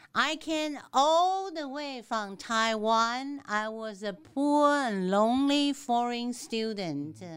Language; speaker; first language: English; non-native, fluent; Chinese